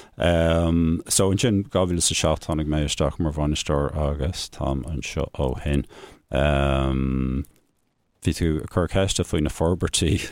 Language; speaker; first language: Irish; native; Irish